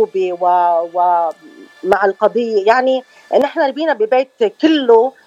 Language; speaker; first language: Arabic; native; Arabic